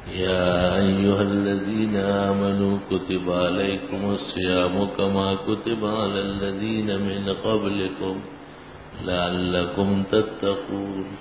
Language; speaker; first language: Urdu; non-native, local second language; Pashto